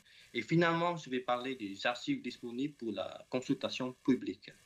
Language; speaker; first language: French; non-native, learner; Khmer